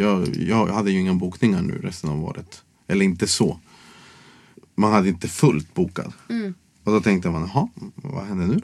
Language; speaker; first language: Swedish; non-native, fluent; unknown